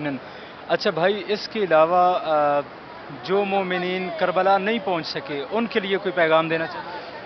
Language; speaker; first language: Urdu; native; Urdu